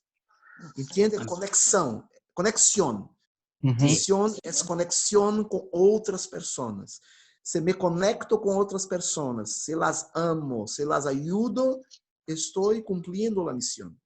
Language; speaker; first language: Spanish; non-native, fluent; Portuguese